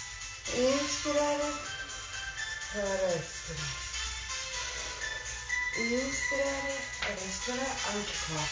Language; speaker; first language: Italian; non-native, learner; Russian